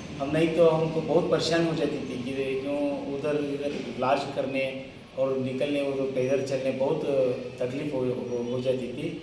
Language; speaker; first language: Hindi; non-native, local second language; Kannada